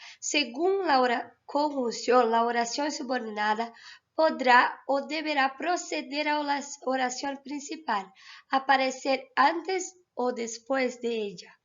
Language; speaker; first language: Spanish; non-native, fluent; Portuguese